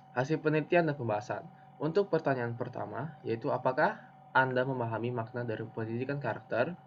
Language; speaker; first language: Indonesian; native; Indonesian